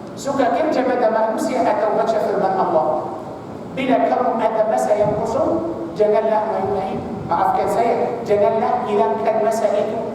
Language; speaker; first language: Malay; non-native, fluent; Arabic